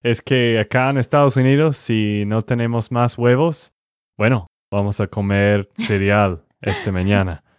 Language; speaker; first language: Spanish; non-native, fluent; English